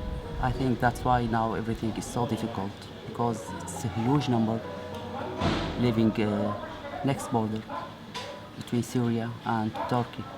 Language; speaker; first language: English; non-native, learner; Arabic